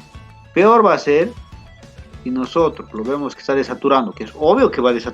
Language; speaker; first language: Spanish; native; Spanish